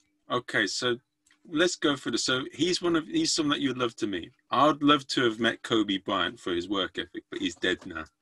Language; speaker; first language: English; native; English